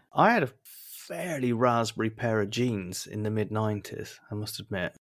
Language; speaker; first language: English; native; English